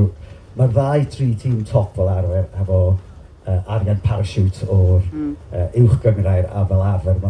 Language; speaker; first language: Welsh; native; Welsh